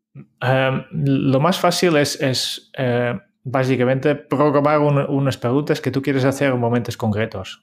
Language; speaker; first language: Spanish; non-native, fluent; Dutch